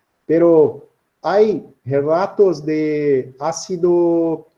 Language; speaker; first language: Spanish; non-native, learner; Portuguese